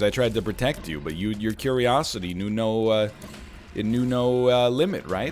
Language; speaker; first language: English; native; English